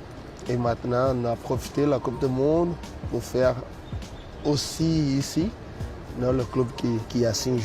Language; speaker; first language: French; non-native, fluent; Portuguese